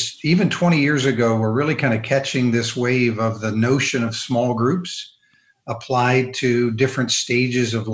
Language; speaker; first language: English; native; English